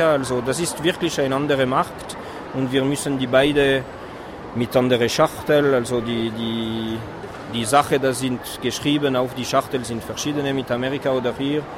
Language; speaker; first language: German; non-native, fluent; French